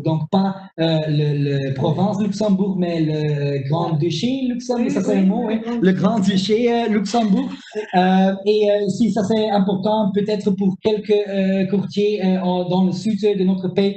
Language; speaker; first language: French; non-native, local second language; Dutch